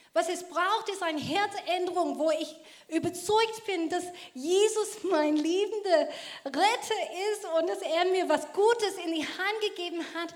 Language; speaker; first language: German; non-native, fluent; English